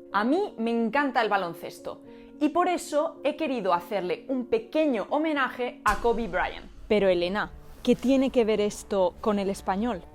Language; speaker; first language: Spanish; native; Spanish